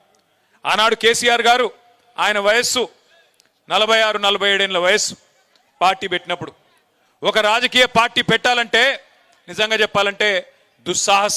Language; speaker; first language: Telugu; native; Telugu